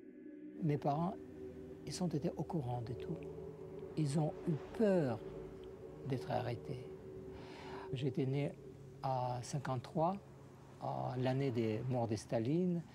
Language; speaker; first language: French; non-native, fluent; Russian